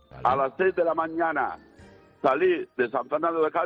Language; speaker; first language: Spanish; non-native, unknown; Turkish